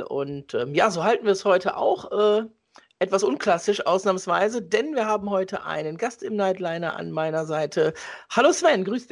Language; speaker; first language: German; native; German